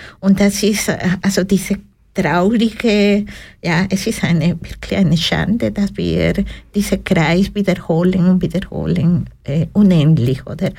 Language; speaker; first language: German; non-native, learner; Spanish